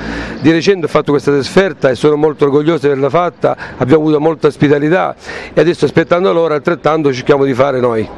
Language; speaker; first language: Italian; native; Italian